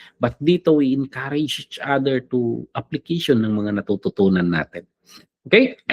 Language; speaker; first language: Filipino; non-native, local second language; Iloko